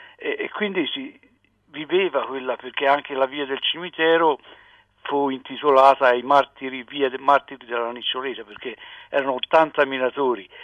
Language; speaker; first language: Italian; native; Italian